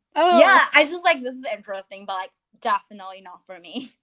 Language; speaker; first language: English; non-native, fluent; Chinese